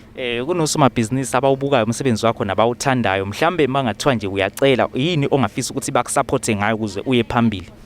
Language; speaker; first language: Zulu; native; Zulu